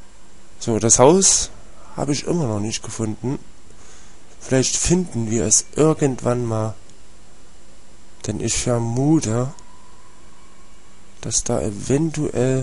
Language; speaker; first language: German; native; German